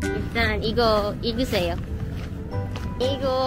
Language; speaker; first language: Korean; non-native, learner; Filipino